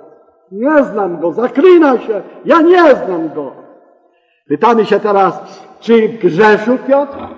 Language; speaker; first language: Polish; native; Polish